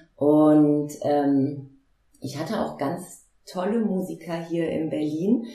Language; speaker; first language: German; native; German